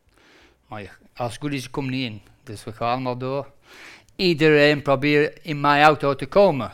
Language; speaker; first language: Dutch; non-native, fluent; English